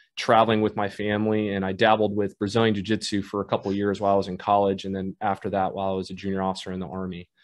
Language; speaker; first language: English; native; English